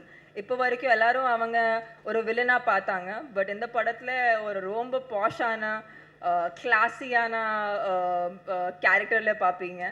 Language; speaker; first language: Tamil; non-native, learner; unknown